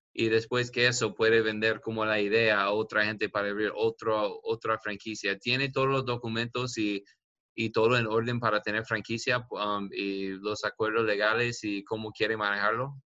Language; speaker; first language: Spanish; non-native, learner; English